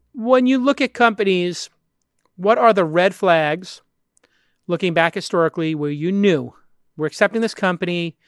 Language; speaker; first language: English; native; English